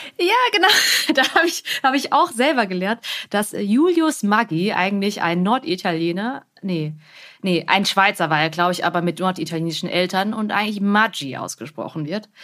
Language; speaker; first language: German; early bilingual, other home language; Vietnamese